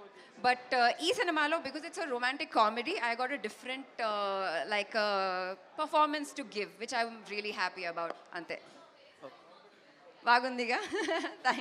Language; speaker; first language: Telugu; non-native, fluent; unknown